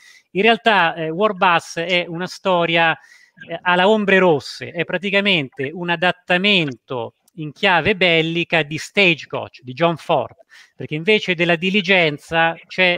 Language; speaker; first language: Italian; native; Italian